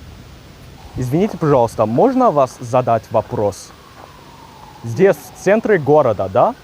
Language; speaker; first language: Russian; non-native, learner; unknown